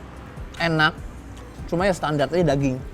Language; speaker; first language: Indonesian; native; Indonesian